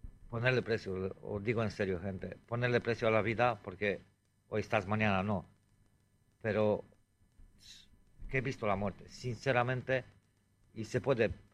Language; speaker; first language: Spanish; non-native, fluent; Romanian